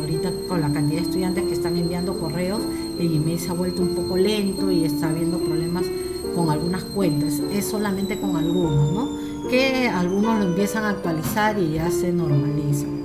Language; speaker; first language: Spanish; native; Spanish